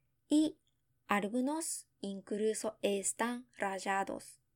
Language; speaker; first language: Spanish; non-native, fluent; Japanese